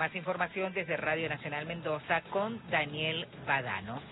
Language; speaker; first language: Spanish; native; Spanish